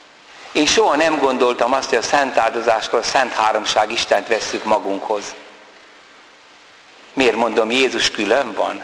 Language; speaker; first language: Hungarian; native; Hungarian